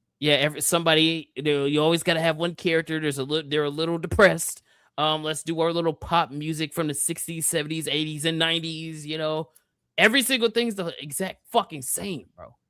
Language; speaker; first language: English; native; English